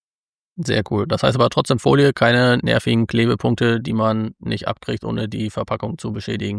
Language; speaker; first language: German; native; German